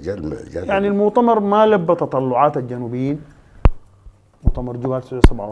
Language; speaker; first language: Arabic; native; Arabic